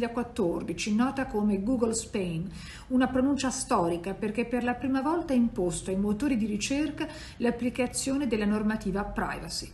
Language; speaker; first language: Italian; native; Italian